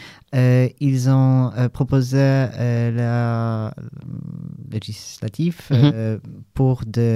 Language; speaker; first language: French; non-native, learner; Polish